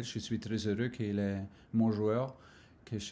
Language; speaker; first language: French; non-native, fluent; German